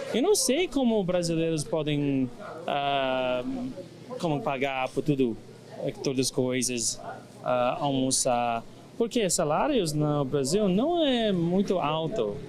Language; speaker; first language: Portuguese; non-native, learner; English